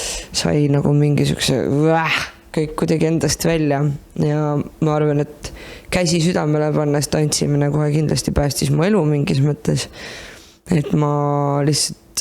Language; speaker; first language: Estonian; native; Estonian